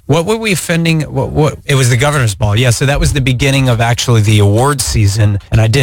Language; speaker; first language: English; native; English